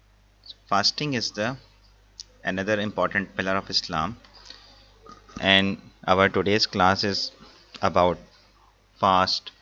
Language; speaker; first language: English; non-native, local second language; Urdu